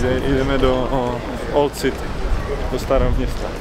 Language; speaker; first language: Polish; non-native, learner; Czech